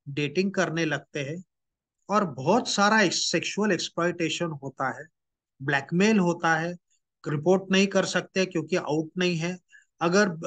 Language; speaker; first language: Hindi; non-native, local second language; Marathi